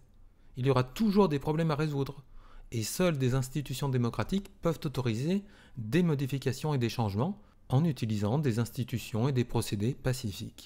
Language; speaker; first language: French; native; French